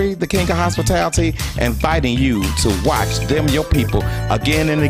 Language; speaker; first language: English; native; English